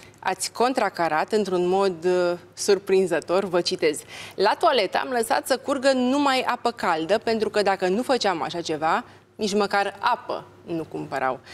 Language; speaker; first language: Romanian; native; Romanian